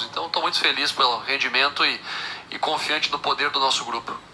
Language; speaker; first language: Portuguese; native; Portuguese